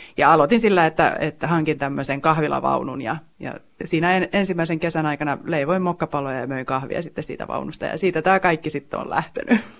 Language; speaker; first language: Finnish; non-native, local second language; Swedish